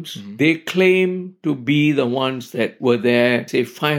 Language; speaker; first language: English; non-native, local second language; Tamil